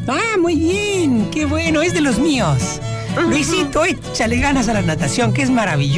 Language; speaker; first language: Spanish; native; Spanish